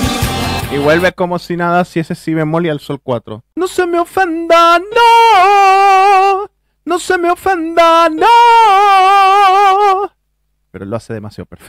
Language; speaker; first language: Spanish; native; Spanish